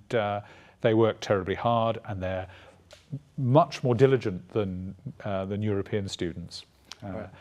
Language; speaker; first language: English; native; English